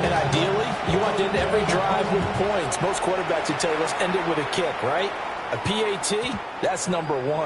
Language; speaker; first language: English; native; English